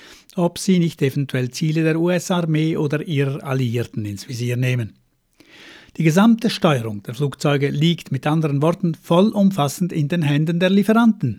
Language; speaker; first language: German; native; German